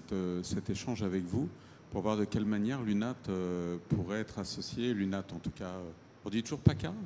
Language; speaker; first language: French; native; French